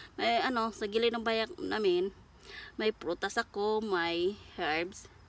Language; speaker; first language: Filipino; non-native, local second language; Cebuano